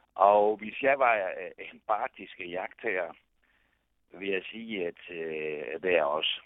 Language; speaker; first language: Danish; non-native, fluent; Italian